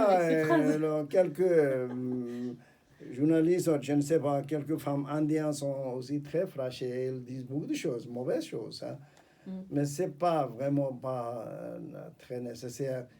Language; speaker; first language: French; non-native, fluent; Tibetan